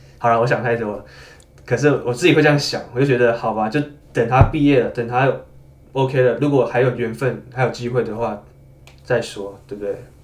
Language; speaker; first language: Chinese; native; Chinese